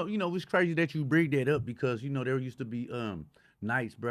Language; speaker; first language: English; native; English